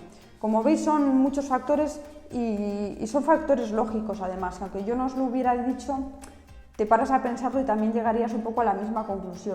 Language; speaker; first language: Spanish; native; Spanish